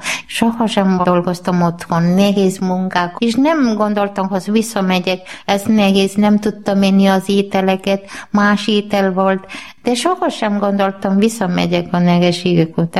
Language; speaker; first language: Hungarian; non-native, learner; Malayalam